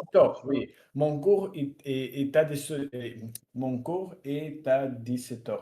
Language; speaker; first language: French; non-native, fluent; Russian